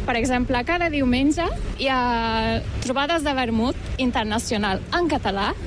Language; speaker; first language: Catalan; non-native, fluent; Turkish